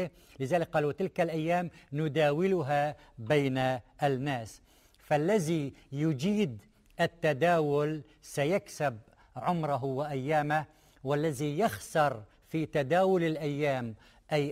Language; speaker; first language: Arabic; native; Arabic